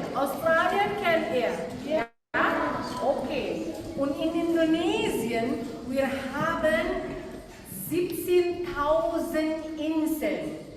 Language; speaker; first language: German; non-native, fluent; Indonesian